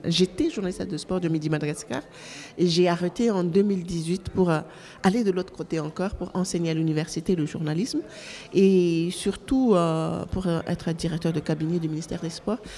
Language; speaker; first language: French; non-native, local second language; Malagasy